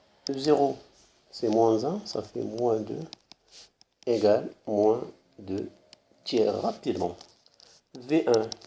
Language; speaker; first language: French; non-native, local second language; Arabic